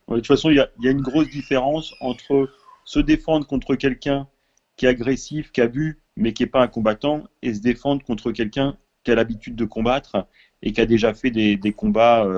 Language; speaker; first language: French; native; French